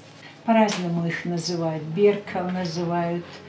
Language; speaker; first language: Russian; non-native, local second language; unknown